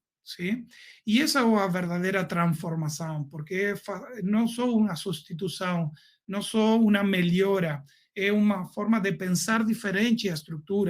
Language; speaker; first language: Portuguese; non-native, learner; Spanish